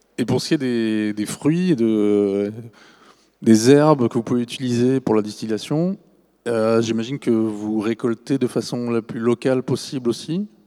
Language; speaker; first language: French; native; French